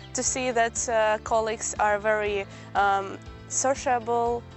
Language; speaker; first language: English; non-native, fluent; Persian